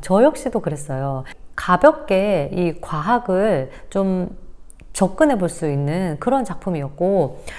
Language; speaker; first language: Korean; native; Korean